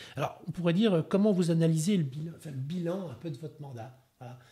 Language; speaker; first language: French; native; French